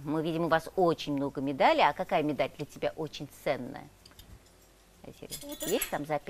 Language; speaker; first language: Russian; native; Russian